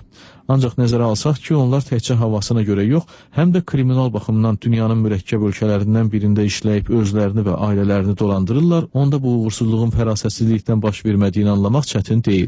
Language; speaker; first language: Azerbaijani; native; Azerbaijani